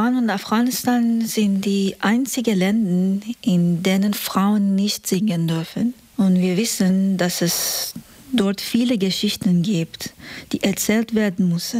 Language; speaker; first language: German; non-native, fluent; Persian